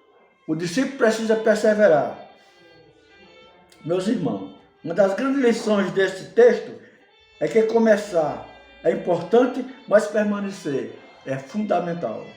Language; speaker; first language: Portuguese; native; Portuguese